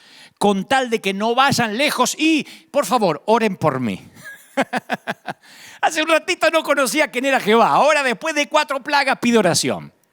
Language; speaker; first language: Spanish; native; Spanish